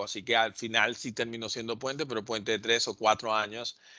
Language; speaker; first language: Spanish; native; Spanish